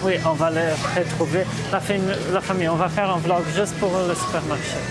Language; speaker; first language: French; non-native, fluent; Portuguese